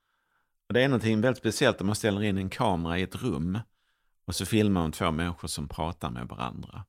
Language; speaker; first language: Swedish; native; Swedish